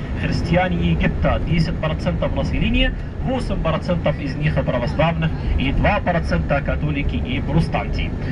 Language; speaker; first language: Russian; non-native, fluent; Arabic